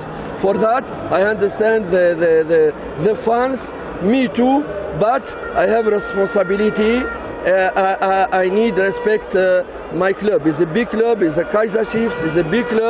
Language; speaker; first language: English; non-native, learner; French